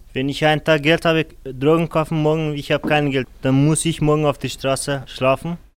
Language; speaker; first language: German; non-native, learner; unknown